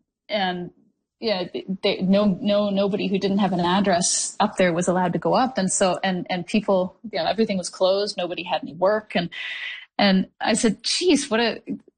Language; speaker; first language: English; native; English